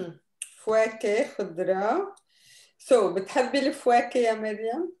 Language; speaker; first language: Dutch; non-native, fluent; Arabic